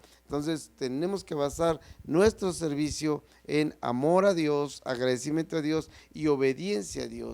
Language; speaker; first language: Spanish; native; Spanish